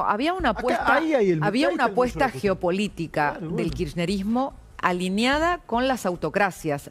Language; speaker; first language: Spanish; native; Spanish